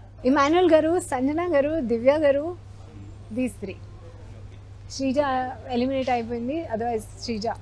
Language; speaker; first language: Telugu; non-native, learner; Hindi